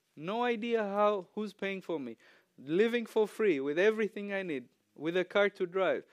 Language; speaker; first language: English; non-native, fluent; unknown